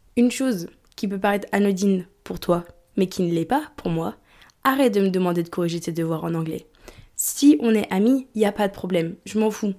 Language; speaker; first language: French; early bilingual, other home language; English